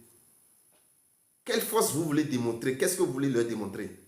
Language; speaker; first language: French; non-native, local second language; Fon